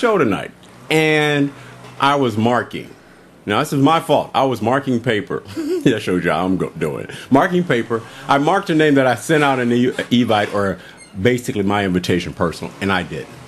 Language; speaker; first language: English; native; English